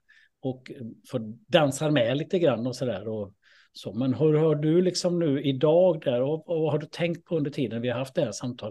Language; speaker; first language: Swedish; native; Swedish